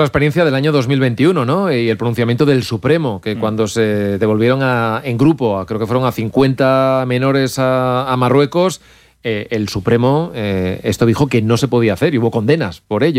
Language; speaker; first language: Spanish; native; Spanish